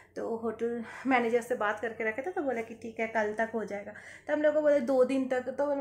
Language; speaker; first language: Hindi; non-native, local second language; Bangla